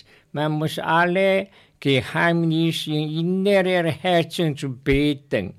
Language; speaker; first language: German; non-native, learner; Chinese